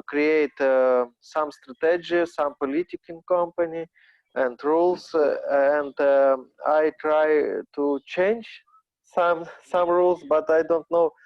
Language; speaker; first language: English; non-native, learner; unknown